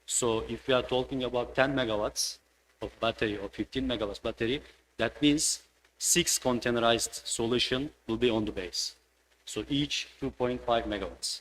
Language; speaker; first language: English; non-native, fluent; Turkish